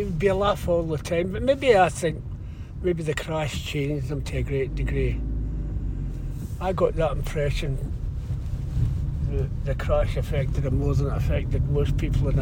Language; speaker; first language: English; native; English